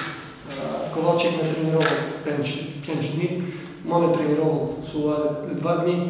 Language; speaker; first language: Polish; non-native, learner; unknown